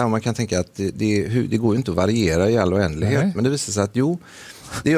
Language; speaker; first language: Swedish; native; Swedish